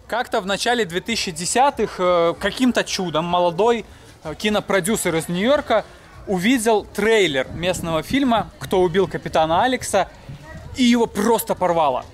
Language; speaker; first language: Russian; native; Russian